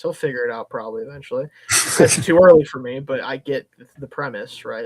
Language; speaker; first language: English; native; English